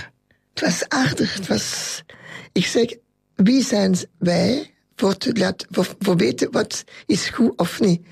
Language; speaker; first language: Dutch; non-native, local second language; French